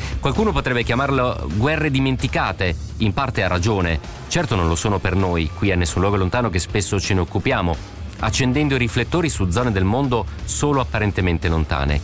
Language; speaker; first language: Italian; native; Italian